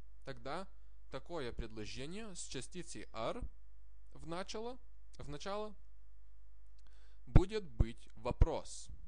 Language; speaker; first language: Russian; non-native, fluent; Lithuanian